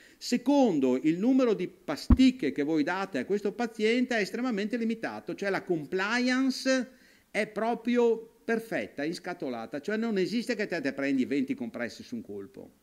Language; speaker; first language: Italian; native; Italian